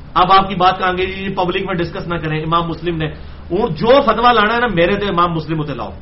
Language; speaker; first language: Urdu; non-native, local second language; Punjabi